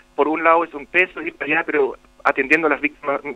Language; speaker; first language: Spanish; non-native, local second language; German